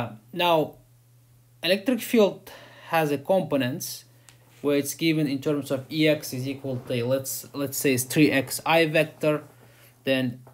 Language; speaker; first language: English; non-native, fluent; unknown